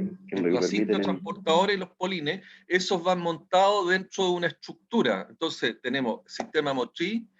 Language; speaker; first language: Spanish; native; Spanish